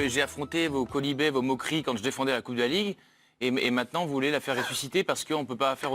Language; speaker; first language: French; native; French